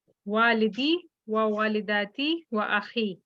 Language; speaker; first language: Arabic; non-native, learner; Urdu